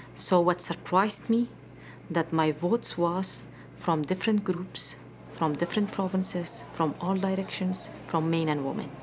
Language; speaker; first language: English; non-native, fluent; Persian